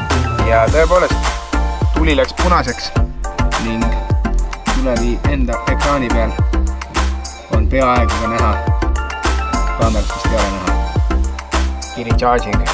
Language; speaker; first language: Estonian; native; Estonian